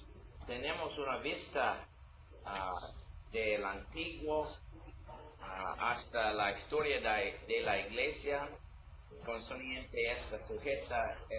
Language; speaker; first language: Spanish; non-native, learner; English